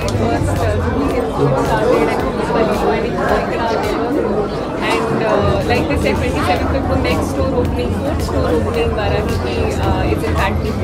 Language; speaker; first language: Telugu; non-native, learner; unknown